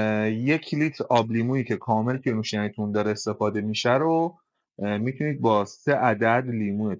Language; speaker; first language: Persian; native; Persian